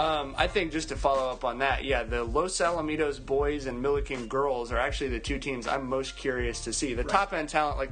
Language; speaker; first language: English; native; English